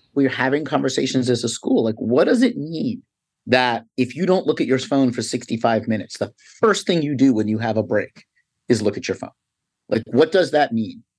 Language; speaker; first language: English; native; English